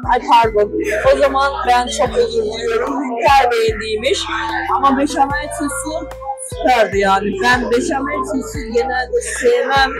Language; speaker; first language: Turkish; early bilingual, heritage; Turkish